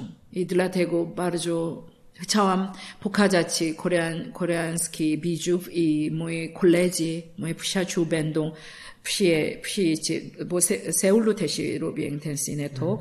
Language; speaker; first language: Polish; non-native, learner; Korean